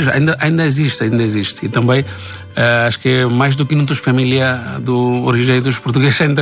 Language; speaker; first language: Portuguese; non-native, learner; Bangla